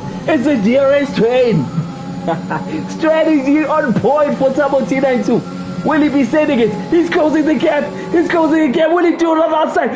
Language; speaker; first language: English; non-native, local second language; Zulu